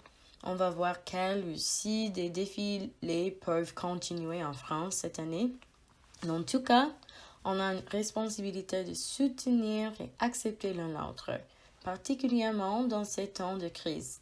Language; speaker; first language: French; non-native, learner; English